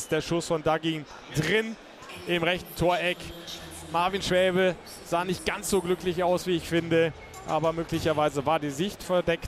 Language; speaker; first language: German; native; German